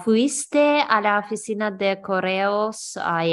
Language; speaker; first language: Spanish; non-native, learner; English